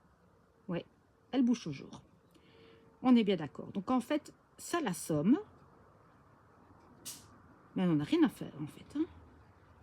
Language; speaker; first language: French; native; French